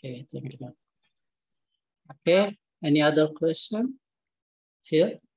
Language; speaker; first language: English; non-native, learner; Indonesian